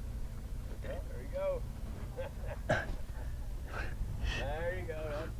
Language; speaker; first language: English; native; English